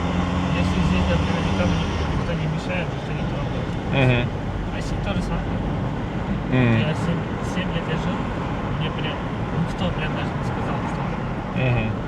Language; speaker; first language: Russian; non-native, local second language; Uzbek